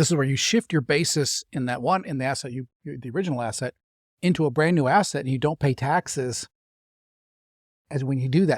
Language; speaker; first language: English; native; English